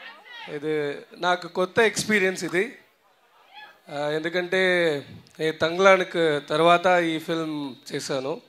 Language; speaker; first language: Telugu; non-native, fluent; Tamil